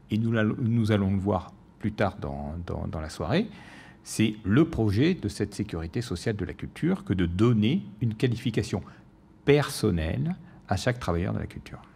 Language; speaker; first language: French; native; French